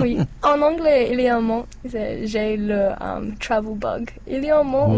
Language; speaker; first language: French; non-native, learner; English